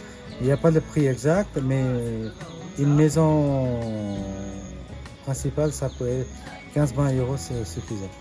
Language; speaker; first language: French; non-native, fluent; Nepali